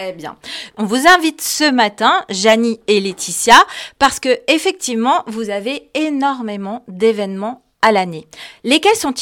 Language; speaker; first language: French; native; French